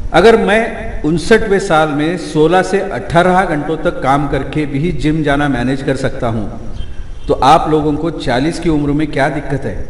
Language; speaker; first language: Hindi; non-native, local second language; Marathi